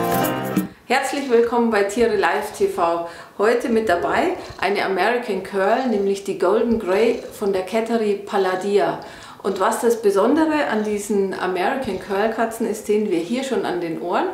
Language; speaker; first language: German; native; German